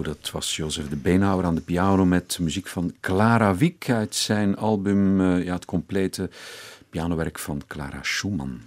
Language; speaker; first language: Dutch; native; Dutch